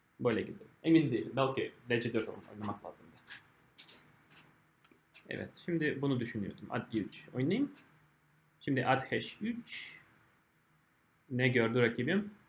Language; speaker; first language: Turkish; non-native, fluent; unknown